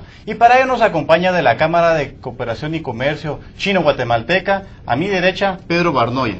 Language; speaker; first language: Spanish; native; Spanish